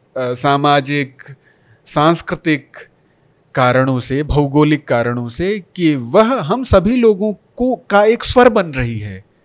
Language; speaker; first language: Hindi; non-native, local second language; Bhojpuri